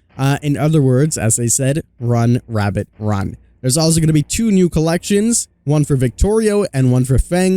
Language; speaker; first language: English; native; English